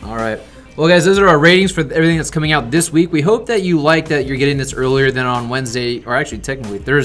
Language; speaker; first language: English; native; English